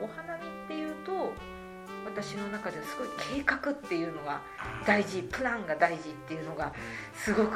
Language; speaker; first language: Japanese; native; Japanese